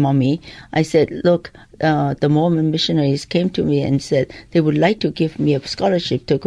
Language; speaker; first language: English; non-native, local second language; Cantonese